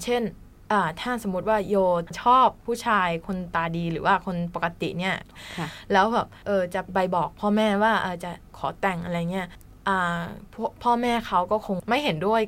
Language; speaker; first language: Thai; non-native, fluent; Japanese